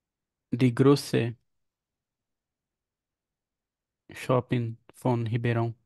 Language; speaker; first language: German; non-native, learner; Portuguese